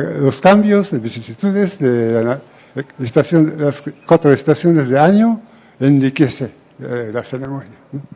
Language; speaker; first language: Spanish; non-native, fluent; Japanese